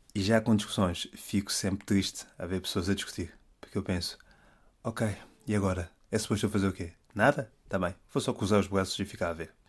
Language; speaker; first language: Portuguese; native; Portuguese